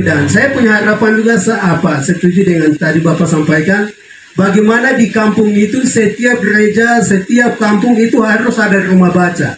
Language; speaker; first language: Indonesian; non-native, local second language; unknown